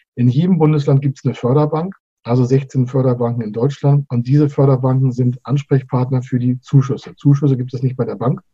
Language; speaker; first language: German; native; German